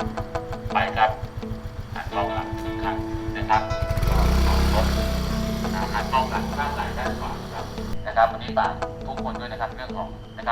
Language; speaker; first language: Thai; native; Thai